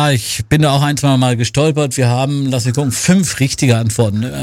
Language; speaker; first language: German; native; German